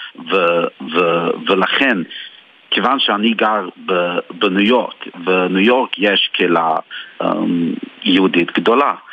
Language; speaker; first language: Hebrew; non-native, fluent; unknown